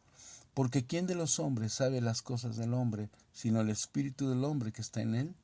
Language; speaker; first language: Spanish; native; Spanish